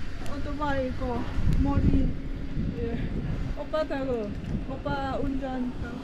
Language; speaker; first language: Korean; non-native, learner; Lao